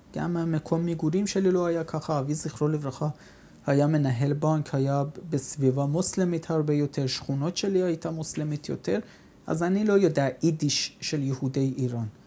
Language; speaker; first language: Hebrew; non-native, fluent; Persian